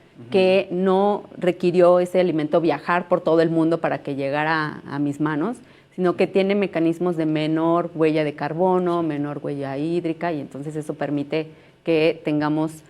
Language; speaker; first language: Spanish; native; Spanish